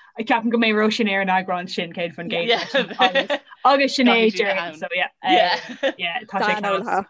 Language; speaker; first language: Irish; non-native, local second language; English